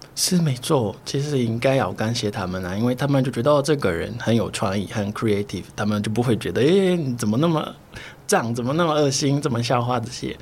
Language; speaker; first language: Chinese; non-native, fluent; Portuguese